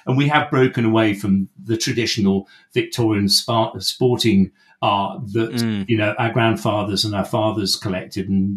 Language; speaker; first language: English; native; English